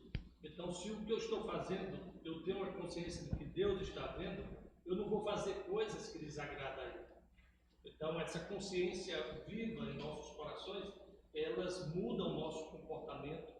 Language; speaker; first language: Portuguese; native; Portuguese